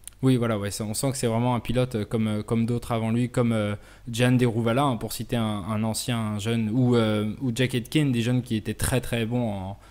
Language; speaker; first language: French; native; French